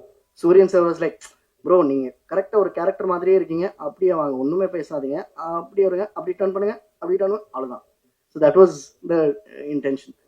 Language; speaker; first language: Tamil; non-native, fluent; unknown